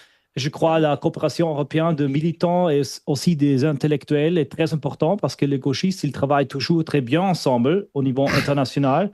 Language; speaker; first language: French; non-native, fluent; German